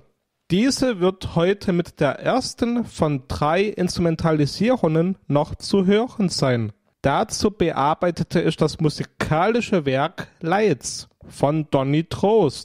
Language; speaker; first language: German; native; German